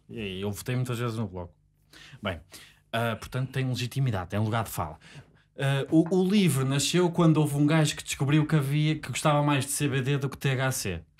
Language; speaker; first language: Portuguese; native; Portuguese